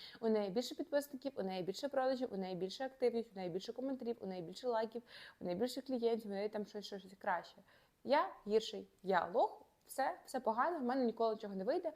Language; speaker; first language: Ukrainian; native; Ukrainian